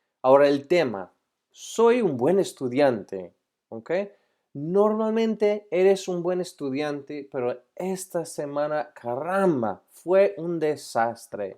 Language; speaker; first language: Spanish; non-native, fluent; English